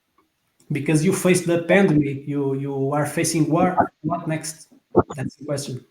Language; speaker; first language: English; non-native, fluent; Portuguese